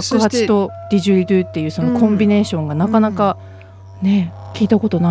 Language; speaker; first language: Japanese; native; Japanese